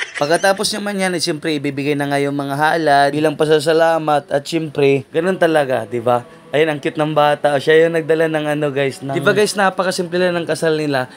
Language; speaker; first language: Filipino; non-native, local second language; Cebuano